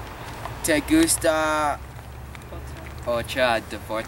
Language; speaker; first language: Spanish; non-native, learner; English